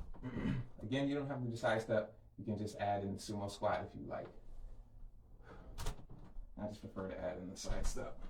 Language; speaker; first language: English; native; English